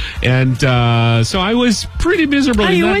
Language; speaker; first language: English; native; English